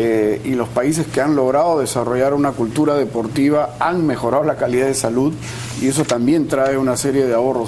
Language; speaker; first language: Spanish; native; Spanish